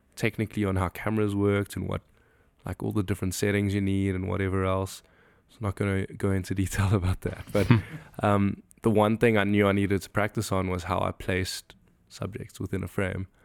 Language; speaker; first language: English; native; English